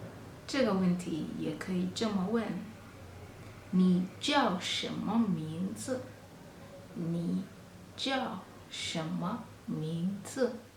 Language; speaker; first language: Chinese; non-native, fluent; Kalenjin